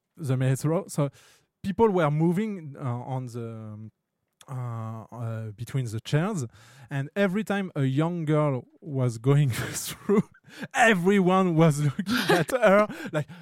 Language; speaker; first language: English; non-native, fluent; French